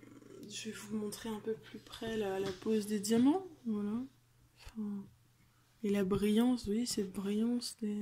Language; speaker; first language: French; native; French